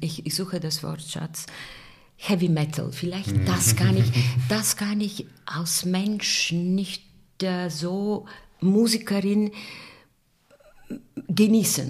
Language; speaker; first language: German; non-native, fluent; Bulgarian